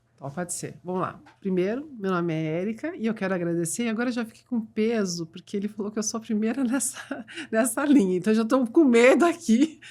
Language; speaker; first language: Portuguese; native; Portuguese